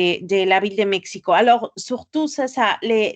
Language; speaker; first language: French; non-native, fluent; Spanish